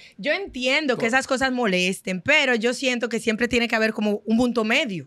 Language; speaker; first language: Spanish; non-native, fluent; Haitian Creole